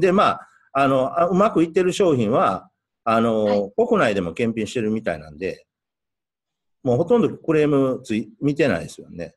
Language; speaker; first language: Japanese; native; Japanese